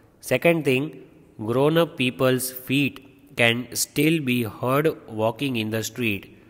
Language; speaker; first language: English; non-native, local second language; Gujarati